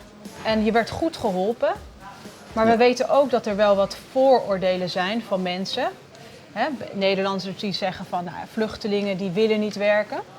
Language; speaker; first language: Dutch; native; Dutch